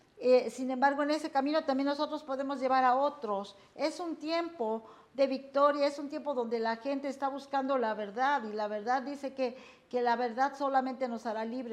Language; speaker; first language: Spanish; native; Spanish